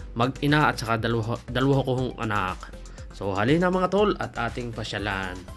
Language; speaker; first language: Filipino; native; Filipino